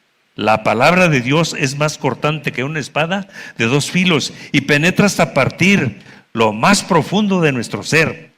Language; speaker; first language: Spanish; native; Spanish